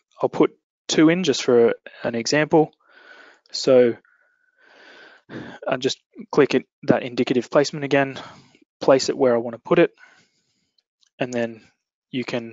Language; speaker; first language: English; native; English